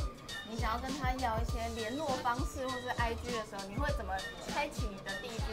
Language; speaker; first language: Chinese; native; Chinese